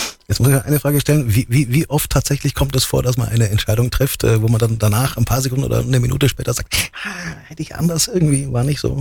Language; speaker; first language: German; native; German